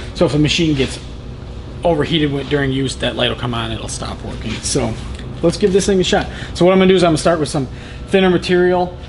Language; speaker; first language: English; native; English